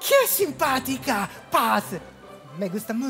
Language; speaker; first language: Spanish; non-native, learner; Japanese